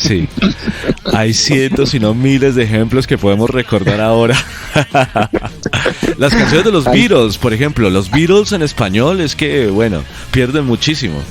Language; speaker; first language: Spanish; native; Spanish